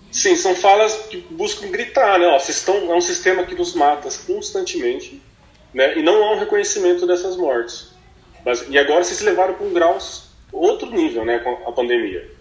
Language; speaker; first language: Portuguese; native; Portuguese